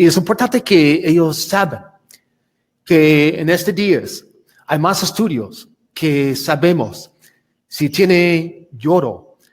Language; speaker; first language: Spanish; non-native, learner; English